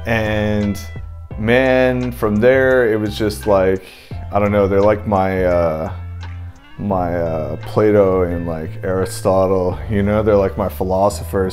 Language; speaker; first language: English; native; English